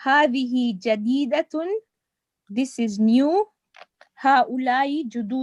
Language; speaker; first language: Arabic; non-native, learner; English